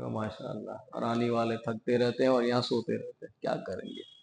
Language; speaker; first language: Hindi; non-native, local second language; Gujarati